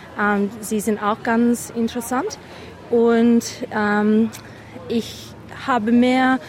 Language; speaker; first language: German; non-native, fluent; English